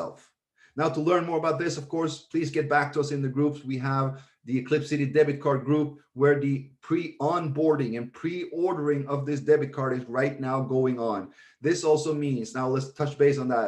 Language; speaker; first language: English; non-native, fluent; Swedish